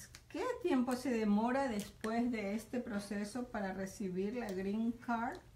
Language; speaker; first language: Spanish; native; Spanish